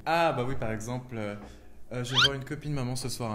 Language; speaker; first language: French; native; French